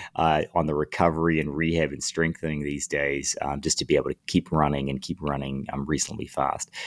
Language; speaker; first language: English; native; English